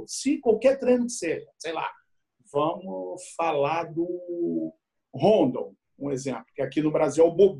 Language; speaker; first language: Portuguese; native; Portuguese